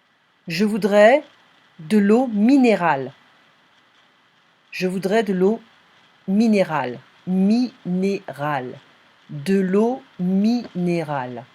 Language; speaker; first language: French; non-native, fluent; English